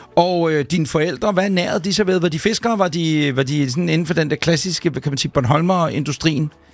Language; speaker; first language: Danish; native; Danish